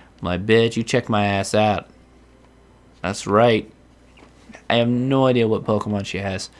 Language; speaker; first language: English; native; English